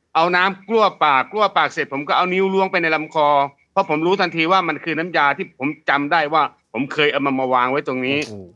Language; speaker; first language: Thai; native; Thai